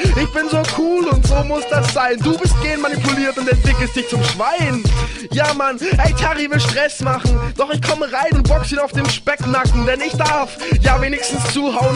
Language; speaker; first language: German; native; German